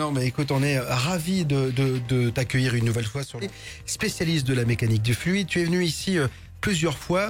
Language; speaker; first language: French; native; French